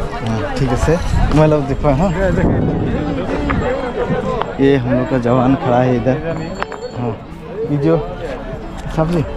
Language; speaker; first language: Hindi; non-native, local second language; Assamese